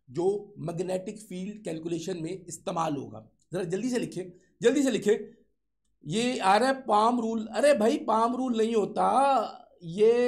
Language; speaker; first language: Urdu; non-native, local second language; Sindhi